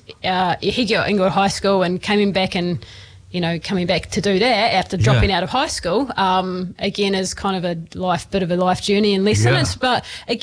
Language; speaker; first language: English; native; English